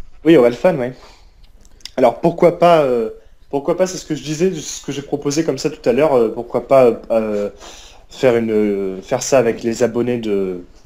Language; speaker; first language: French; native; French